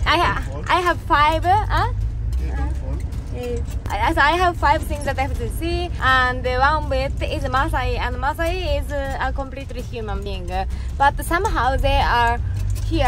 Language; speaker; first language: English; non-native, learner; Japanese